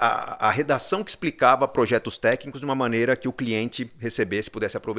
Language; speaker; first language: Portuguese; native; Portuguese